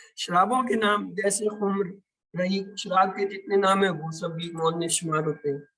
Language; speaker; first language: Urdu; native; Urdu